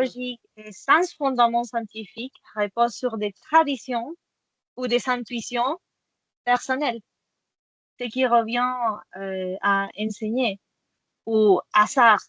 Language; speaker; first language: French; non-native, fluent; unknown